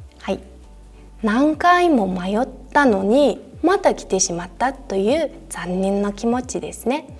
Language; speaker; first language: Japanese; non-native, fluent; Mongolian